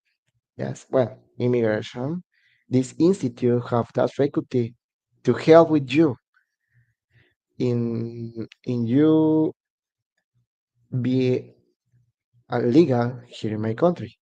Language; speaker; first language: English; non-native, learner; Spanish